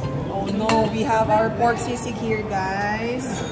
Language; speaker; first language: English; non-native, local second language; Korean